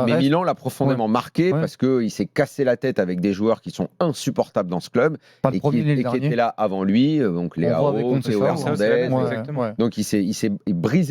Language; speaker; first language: French; native; French